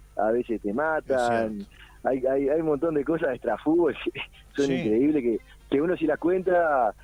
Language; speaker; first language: Spanish; native; Spanish